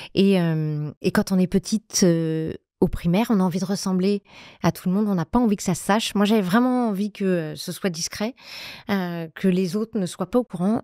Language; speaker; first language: French; native; French